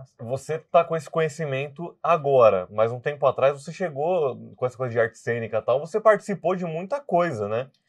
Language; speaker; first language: Portuguese; native; Portuguese